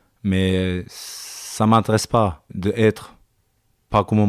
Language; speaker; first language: French; non-native, learner; Japanese